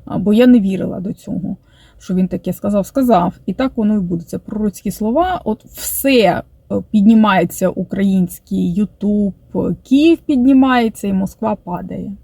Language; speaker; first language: Ukrainian; non-native, local second language; Russian